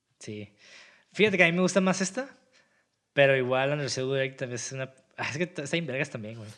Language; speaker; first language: Spanish; native; Spanish